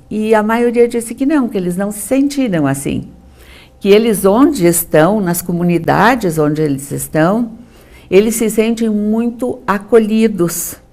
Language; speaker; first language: Portuguese; native; Portuguese